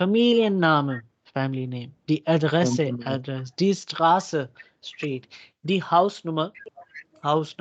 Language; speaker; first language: German; non-native, fluent; Urdu